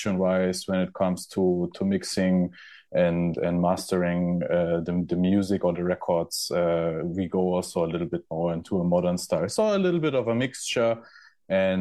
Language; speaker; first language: English; non-native, fluent; German